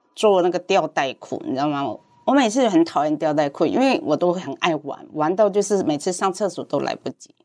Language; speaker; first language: Chinese; non-native, fluent; Cantonese